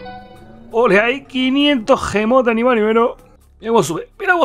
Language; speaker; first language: Spanish; native; Spanish